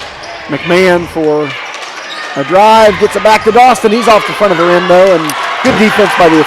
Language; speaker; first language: English; native; English